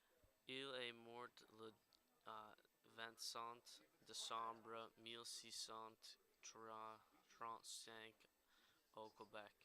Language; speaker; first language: French; non-native, learner; English